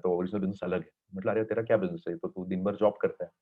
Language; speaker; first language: Hindi; non-native, local second language; Marathi